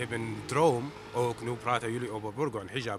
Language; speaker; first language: Dutch; non-native, learner; Arabic